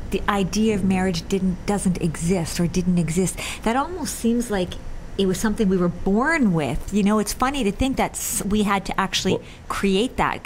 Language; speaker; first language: English; native; English